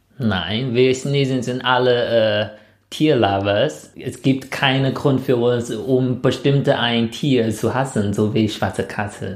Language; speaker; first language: German; non-native, fluent; Chinese